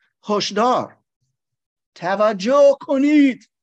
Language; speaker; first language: Persian; non-native, learner; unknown